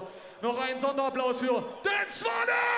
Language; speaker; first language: German; native; German